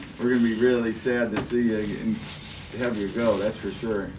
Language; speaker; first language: English; native; English